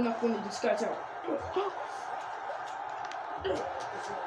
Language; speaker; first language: English; native; English